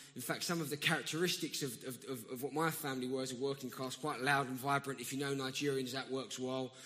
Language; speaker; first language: English; native; English